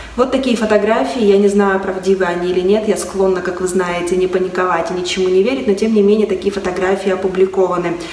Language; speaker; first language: Russian; native; Russian